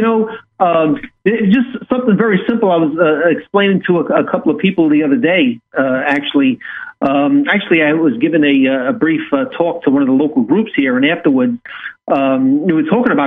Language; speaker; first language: English; native; English